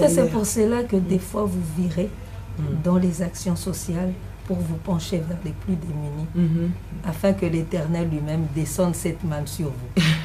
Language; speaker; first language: French; non-native, local second language; Lingala